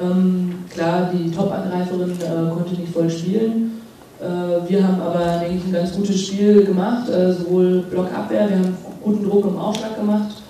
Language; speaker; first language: German; native; German